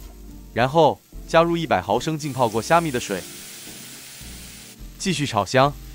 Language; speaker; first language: Chinese; native; Chinese